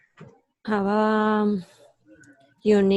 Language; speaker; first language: English; non-native, learner; Spanish